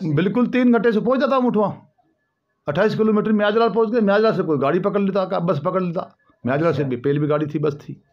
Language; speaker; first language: Hindi; native; Hindi